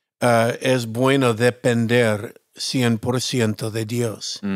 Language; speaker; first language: Spanish; non-native, fluent; English